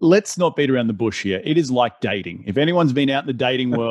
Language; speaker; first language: English; native; English